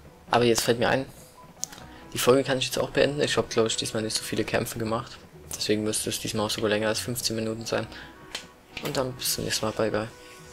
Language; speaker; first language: German; native; German